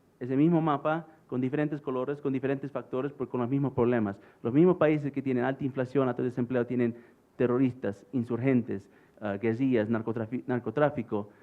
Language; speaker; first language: Spanish; early bilingual, heritage; English